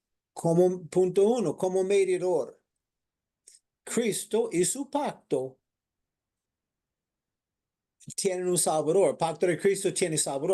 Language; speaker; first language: Spanish; non-native, fluent; English